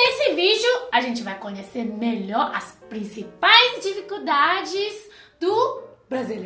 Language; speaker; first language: Portuguese; non-native, fluent; Chinese